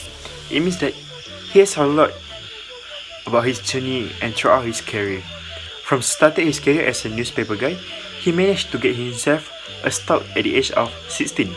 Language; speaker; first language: English; non-native, local second language; Malay